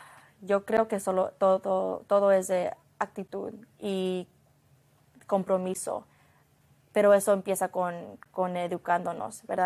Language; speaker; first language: Spanish; early bilingual, heritage; Spanish